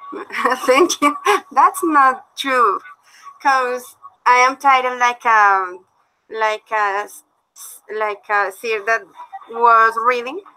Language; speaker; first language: English; non-native, learner; Spanish